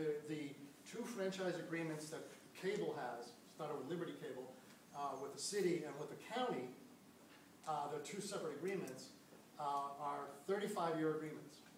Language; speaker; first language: English; native; English